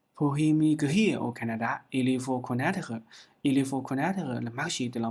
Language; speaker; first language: French; non-native, learner; Chinese